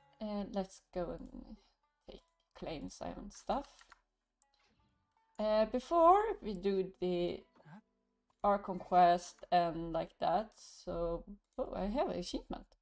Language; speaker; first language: English; non-native, learner; Swedish